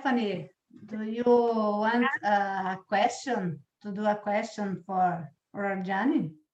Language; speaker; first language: English; non-native, learner; Portuguese